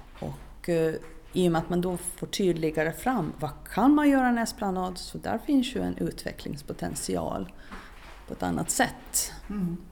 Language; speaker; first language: Swedish; native; Swedish